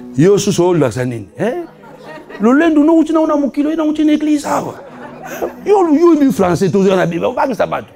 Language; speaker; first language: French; non-native, fluent; Lingala